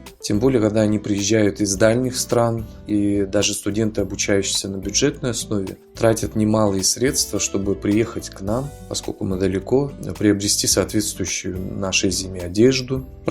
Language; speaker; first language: Russian; non-native, local second language; Yakut